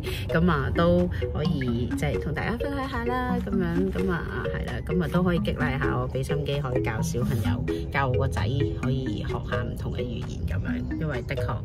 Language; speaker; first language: Cantonese; native; Cantonese